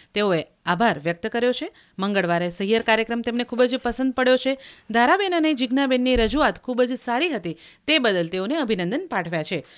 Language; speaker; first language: Gujarati; native; Gujarati